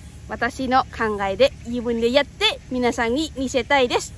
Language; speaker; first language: Japanese; non-native, learner; Lao